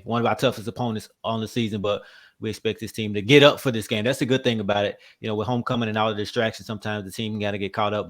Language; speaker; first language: English; native; English